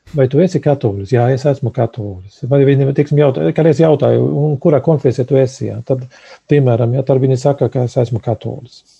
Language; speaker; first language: Latvian; early bilingual, heritage; Latvian